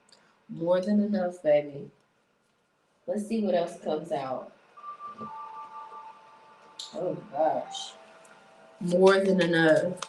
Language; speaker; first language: English; native; English